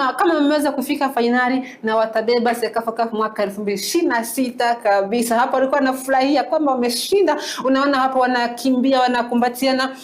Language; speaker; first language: Swahili; non-native, local second language; Kinyarwanda